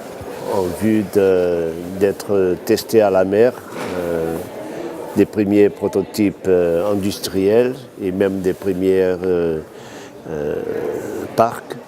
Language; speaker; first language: French; non-native, fluent; Portuguese